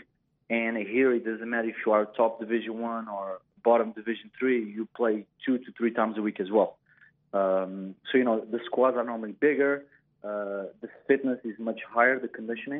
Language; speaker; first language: English; non-native, fluent; Portuguese